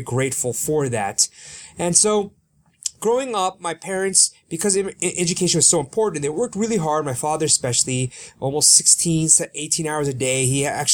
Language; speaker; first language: English; early bilingual, other home language; Korean